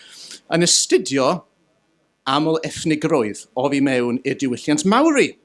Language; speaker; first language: Welsh; native; Welsh